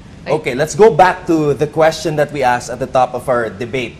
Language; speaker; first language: English; non-native, local second language; Filipino